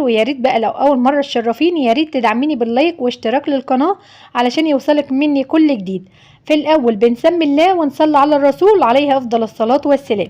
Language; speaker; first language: Arabic; native; Arabic